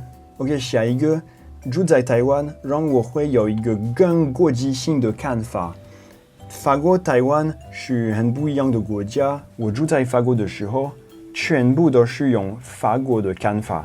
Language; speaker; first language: Chinese; non-native, fluent; French